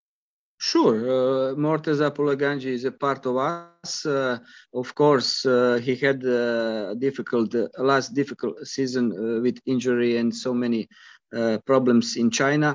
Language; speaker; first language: English; non-native, fluent; Croatian